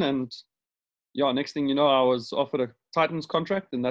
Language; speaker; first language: English; native; English